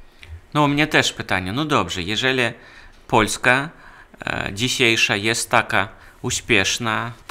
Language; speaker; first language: Polish; non-native, fluent; Russian